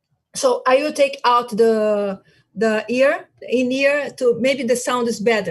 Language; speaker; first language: English; non-native, learner; Portuguese